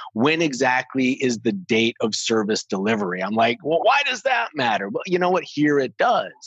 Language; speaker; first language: English; native; English